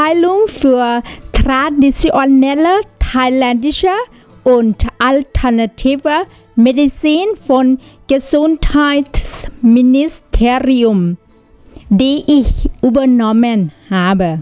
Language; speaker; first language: German; non-native, learner; Thai